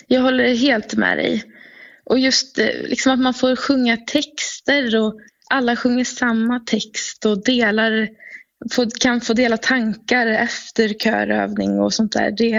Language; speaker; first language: Swedish; native; Swedish